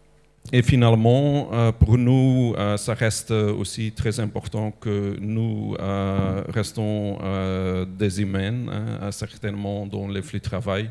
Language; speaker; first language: French; non-native, local second language; Dutch